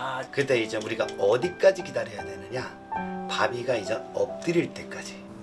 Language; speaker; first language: Korean; native; Korean